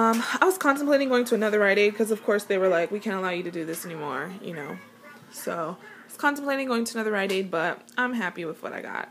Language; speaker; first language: English; native; English